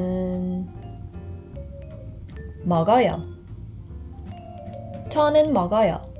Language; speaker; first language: Korean; non-native, fluent; English